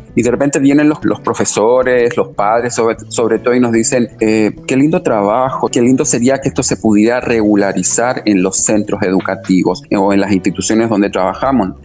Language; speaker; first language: Spanish; native; Spanish